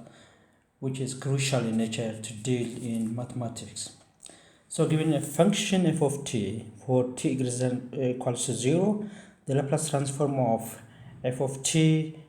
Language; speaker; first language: English; non-native, fluent; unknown